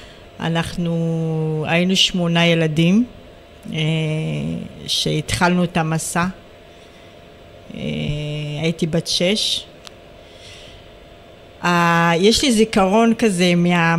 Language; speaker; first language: Hebrew; early bilingual, other home language; Amharic